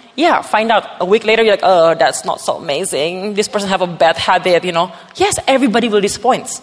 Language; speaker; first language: English; non-native, fluent; Indonesian